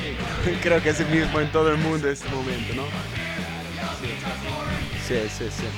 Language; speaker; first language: Spanish; non-native, learner; Italian